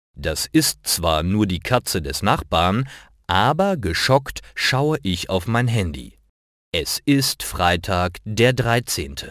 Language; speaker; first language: German; native; German